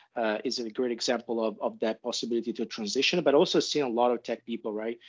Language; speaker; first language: English; non-native, fluent; Italian